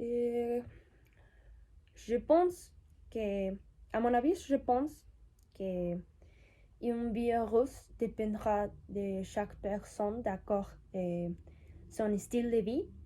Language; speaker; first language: French; non-native, learner; Spanish